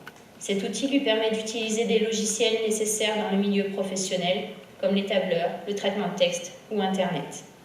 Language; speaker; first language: French; native; French